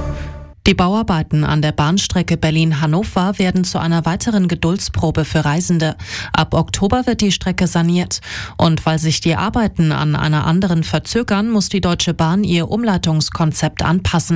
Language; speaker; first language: German; native; German